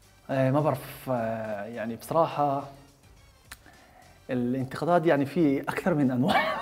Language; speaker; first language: Arabic; non-native, fluent; Korean